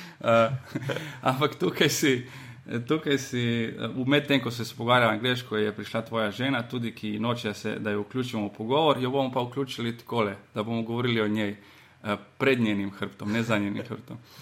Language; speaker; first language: Slovenian; native; Slovenian